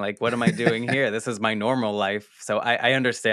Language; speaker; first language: English; native; English